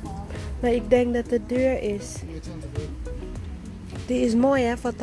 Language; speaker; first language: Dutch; non-native, learner; Thai